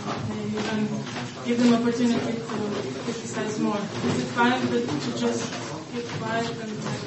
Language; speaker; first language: English; non-native, fluent; Slovenian